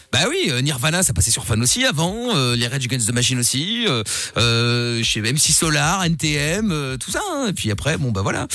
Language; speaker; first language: French; native; French